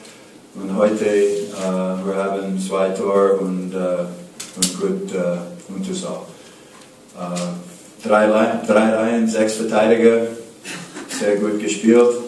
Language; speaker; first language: German; non-native, learner; English